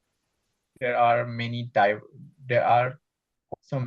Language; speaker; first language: English; non-native, fluent; Indonesian